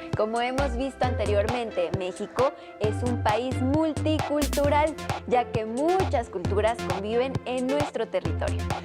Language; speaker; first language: Spanish; native; Spanish